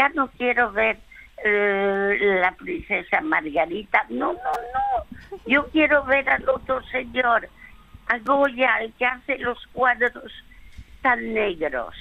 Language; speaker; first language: Spanish; early bilingual, other home language; French